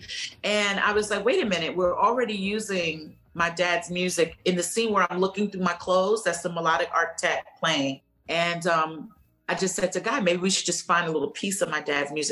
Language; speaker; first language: English; native; English